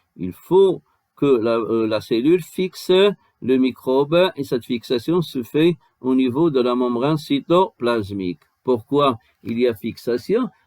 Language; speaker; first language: French; non-native, local second language; Arabic